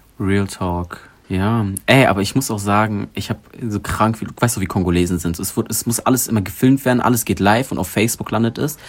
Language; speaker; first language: German; early bilingual, other home language; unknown